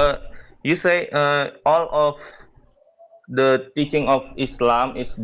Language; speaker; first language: English; non-native, learner; Indonesian